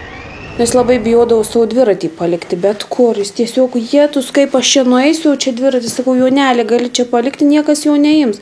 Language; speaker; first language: Lithuanian; native; Lithuanian